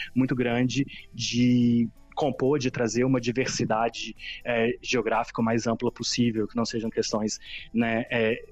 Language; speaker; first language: Portuguese; native; Portuguese